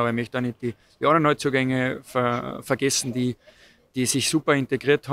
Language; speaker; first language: German; native; German